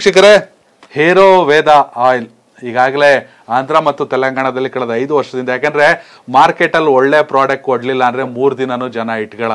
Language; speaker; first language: Kannada; native; Kannada